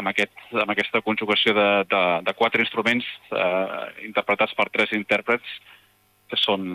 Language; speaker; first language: Catalan; native; Catalan